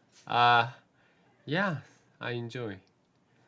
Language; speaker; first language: English; non-native, learner; Korean